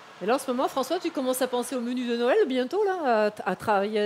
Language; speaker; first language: French; native; French